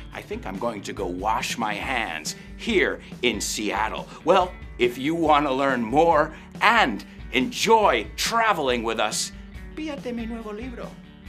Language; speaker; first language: English; native; English